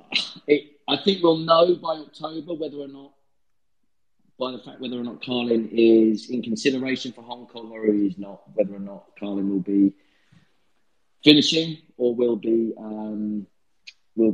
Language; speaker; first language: English; native; English